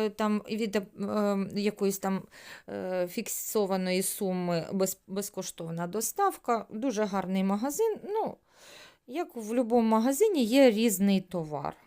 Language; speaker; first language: Ukrainian; native; Ukrainian